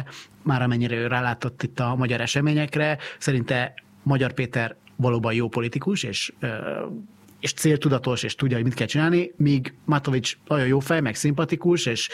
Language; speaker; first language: Hungarian; native; Hungarian